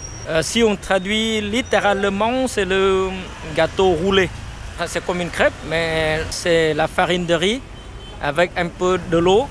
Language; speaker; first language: French; non-native, fluent; Vietnamese